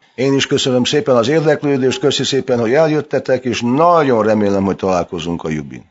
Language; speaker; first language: Hungarian; early bilingual, heritage; Hungarian